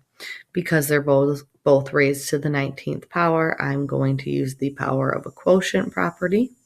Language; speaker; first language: English; native; English